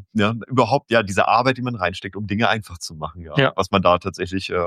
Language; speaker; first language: German; native; German